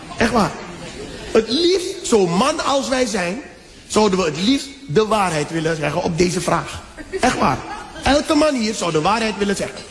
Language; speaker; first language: Dutch; native; Dutch